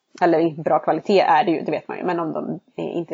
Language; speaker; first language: Swedish; native; Swedish